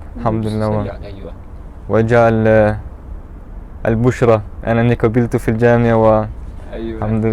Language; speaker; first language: Arabic; non-native, learner; German